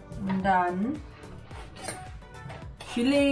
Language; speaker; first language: German; non-native, learner; Thai